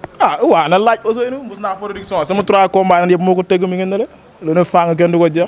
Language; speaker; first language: Wolof; native; Wolof